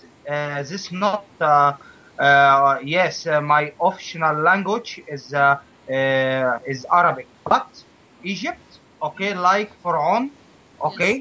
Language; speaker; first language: English; non-native, learner; Arabic